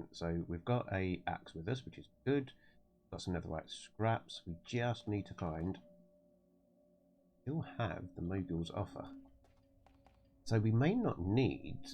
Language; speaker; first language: English; native; English